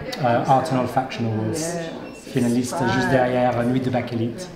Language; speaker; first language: French; non-native, fluent; English